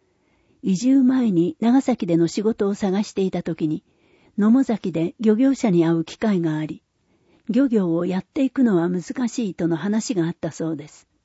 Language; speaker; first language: Japanese; native; Japanese